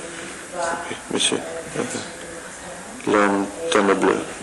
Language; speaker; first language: French; non-native, learner; English